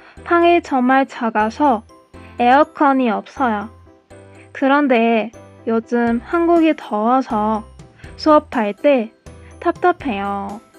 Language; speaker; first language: Korean; non-native, learner; Persian